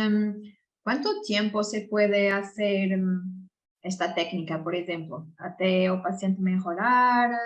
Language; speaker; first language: Spanish; non-native, learner; Portuguese